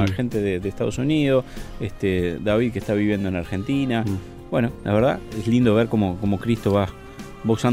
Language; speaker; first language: Spanish; native; Spanish